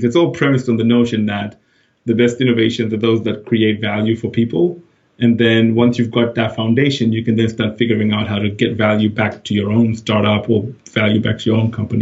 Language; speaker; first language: English; non-native, local second language; Shona